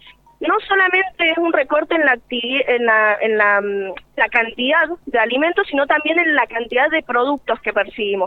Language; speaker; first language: Spanish; native; Spanish